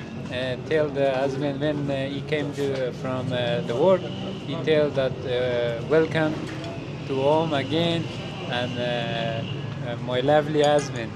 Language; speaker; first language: English; non-native, learner; Persian